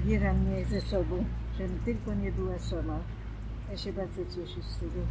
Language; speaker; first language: Polish; non-native, local second language; German